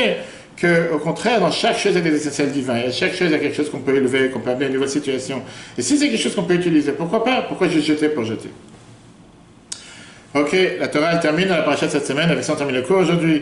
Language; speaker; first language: French; native; French